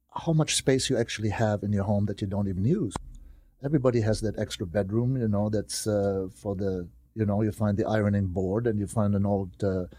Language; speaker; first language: English; non-native, fluent; German